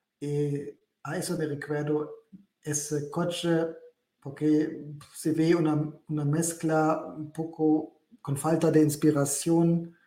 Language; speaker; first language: Spanish; non-native, learner; German